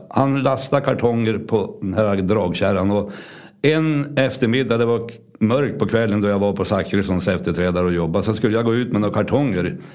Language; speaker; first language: Swedish; native; Swedish